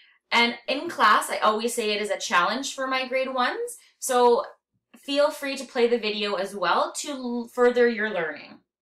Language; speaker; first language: English; native; English